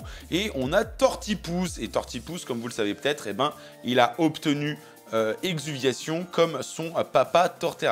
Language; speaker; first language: French; native; French